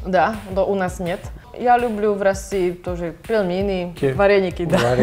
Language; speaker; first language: Russian; non-native, learner; Slovak